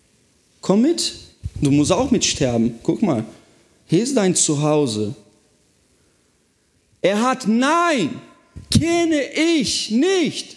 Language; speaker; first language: German; non-native, fluent; Portuguese